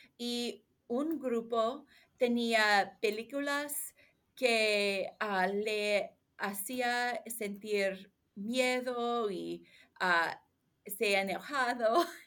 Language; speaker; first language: Spanish; non-native, learner; English